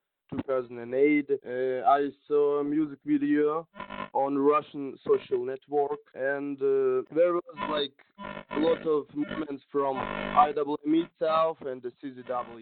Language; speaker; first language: English; non-native, learner; Russian